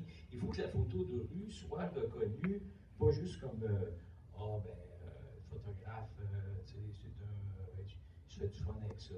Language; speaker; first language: French; native; French